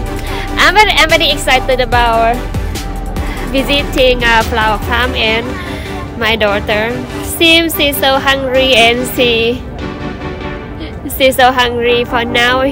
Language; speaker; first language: English; non-native, learner; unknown